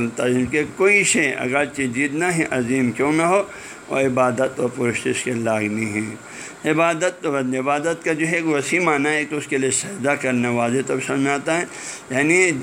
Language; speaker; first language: Urdu; non-native, local second language; Balti